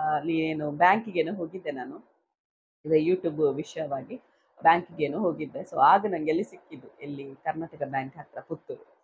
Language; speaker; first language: Kannada; non-native, local second language; Tulu